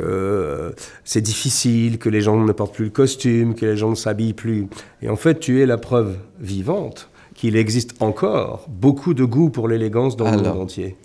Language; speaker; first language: French; native; French